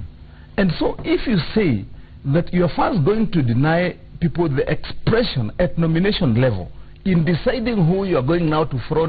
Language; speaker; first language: English; non-native, local second language; Kikuyu